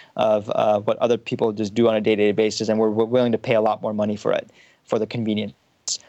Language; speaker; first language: English; early bilingual, heritage; German